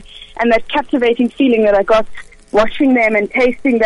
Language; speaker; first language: English; early bilingual, other home language; Hebrew